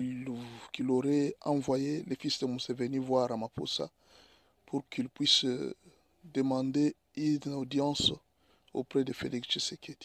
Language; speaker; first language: French; non-native, local second language; Lingala